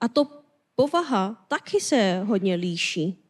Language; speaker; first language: Czech; non-native, fluent; Korean